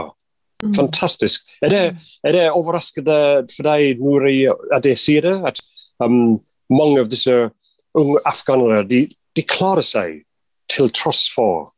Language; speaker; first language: Norwegian; non-native, fluent; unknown